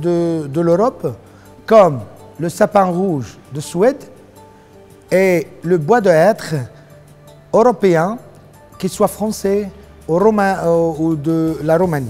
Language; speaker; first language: French; non-native, local second language; Arabic